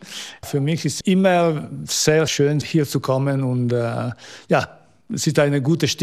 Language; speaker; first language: German; non-native, local second language; Italian